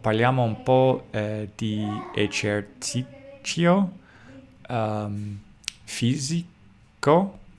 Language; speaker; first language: Italian; non-native, learner; English